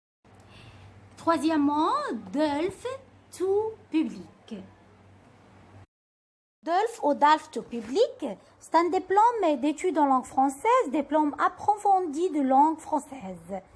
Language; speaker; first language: French; non-native, fluent; Arabic